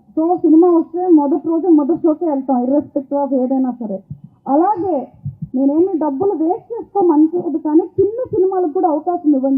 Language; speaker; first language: Telugu; native; Telugu